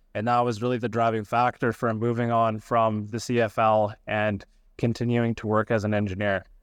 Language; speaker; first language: English; native; English